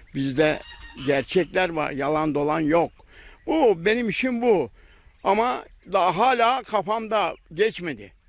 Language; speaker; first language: Turkish; native; Turkish